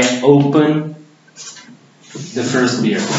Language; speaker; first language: English; non-native, fluent; Portuguese